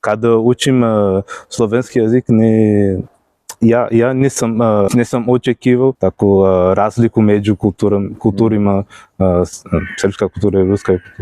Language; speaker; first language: Serbian; non-native, learner; Portuguese